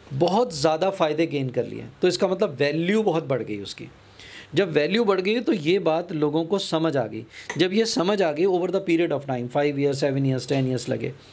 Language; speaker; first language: Hindi; non-native, local second language; Punjabi